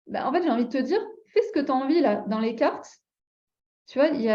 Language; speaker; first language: French; native; French